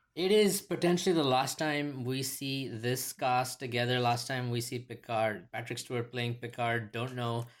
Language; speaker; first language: English; early bilingual, other home language; Hindi